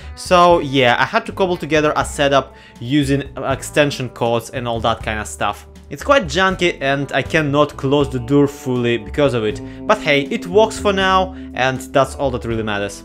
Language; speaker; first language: English; non-native, fluent; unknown